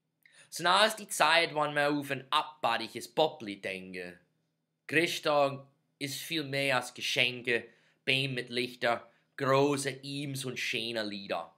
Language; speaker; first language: German; non-native, fluent; English